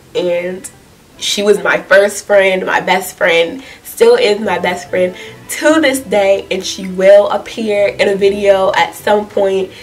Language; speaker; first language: English; native; English